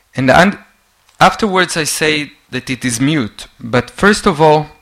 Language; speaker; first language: English; non-native, fluent; Hebrew